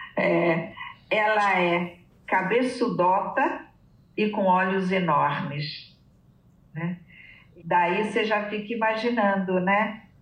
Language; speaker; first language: Portuguese; native; Portuguese